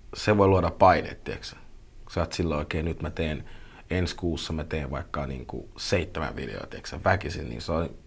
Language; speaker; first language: Finnish; early bilingual, other home language; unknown